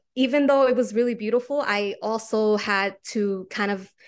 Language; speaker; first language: English; native; English